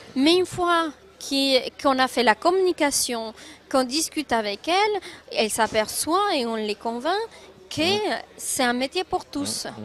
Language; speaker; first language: French; non-native, fluent; Spanish